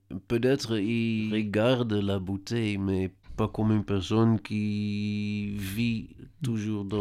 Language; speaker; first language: French; non-native, learner; Dutch